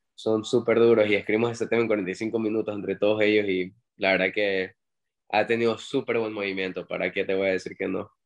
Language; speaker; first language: Spanish; native; Spanish